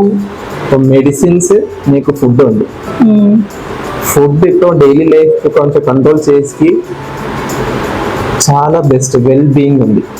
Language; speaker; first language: Telugu; non-native, learner; Malayalam